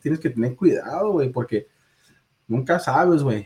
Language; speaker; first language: Spanish; early bilingual, heritage; Spanish